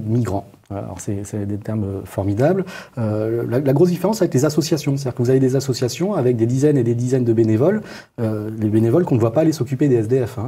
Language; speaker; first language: French; native; French